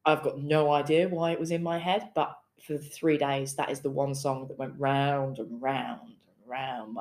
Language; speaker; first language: English; native; English